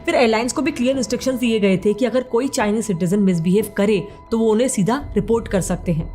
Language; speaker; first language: Hindi; native; Hindi